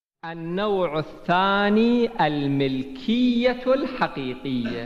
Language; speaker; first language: Arabic; native; Arabic